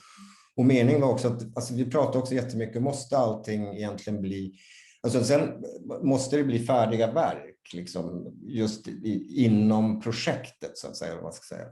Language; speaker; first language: Swedish; native; Swedish